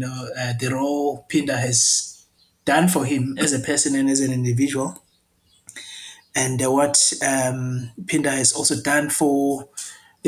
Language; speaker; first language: English; non-native, local second language; Zulu